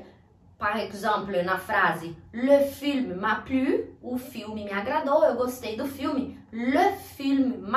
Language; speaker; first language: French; non-native, fluent; Portuguese